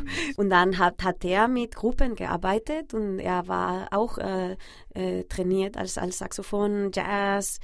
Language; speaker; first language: German; non-native, fluent; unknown